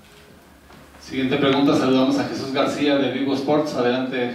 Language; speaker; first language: Spanish; native; Spanish